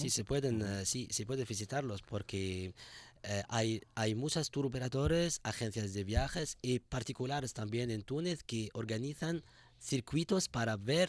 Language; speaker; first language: Spanish; non-native, fluent; Arabic